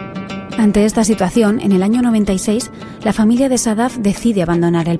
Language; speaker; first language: Spanish; native; Spanish